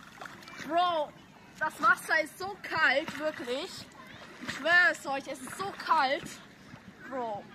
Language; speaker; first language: German; early bilingual, other home language; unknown